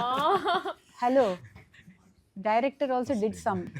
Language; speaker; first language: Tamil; native; Tamil